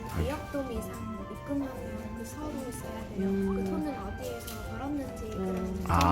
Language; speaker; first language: Korean; non-native, fluent; Vietnamese